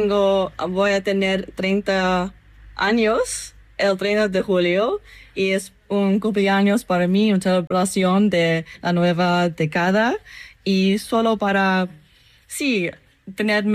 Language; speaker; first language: Spanish; non-native, learner; English